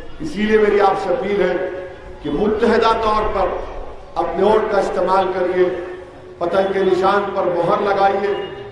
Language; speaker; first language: Urdu; native; Urdu